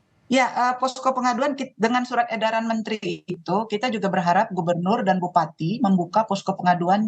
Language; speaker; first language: Indonesian; native; Indonesian